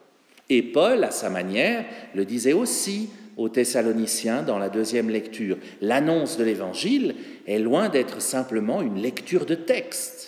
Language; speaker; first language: French; native; French